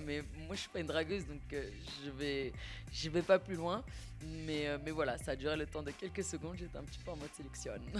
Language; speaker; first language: French; native; French